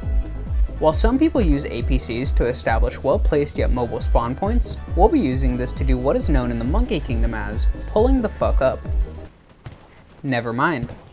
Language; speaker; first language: English; native; English